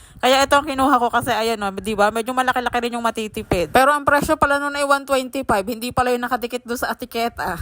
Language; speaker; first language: Filipino; native; Filipino